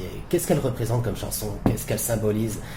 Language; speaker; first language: French; native; French